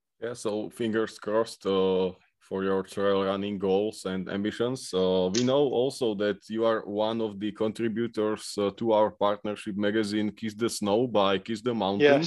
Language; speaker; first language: English; non-native, fluent; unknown